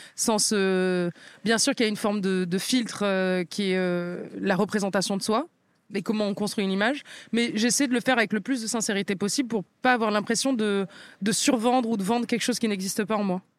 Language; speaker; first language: French; native; French